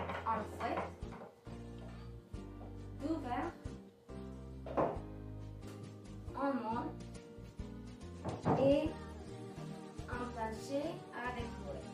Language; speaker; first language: French; non-native, learner; Spanish